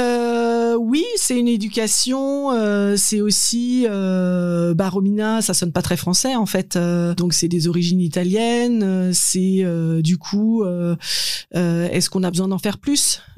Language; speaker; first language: French; native; French